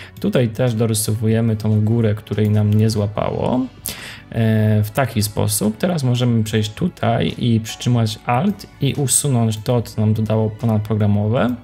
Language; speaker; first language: Polish; native; Polish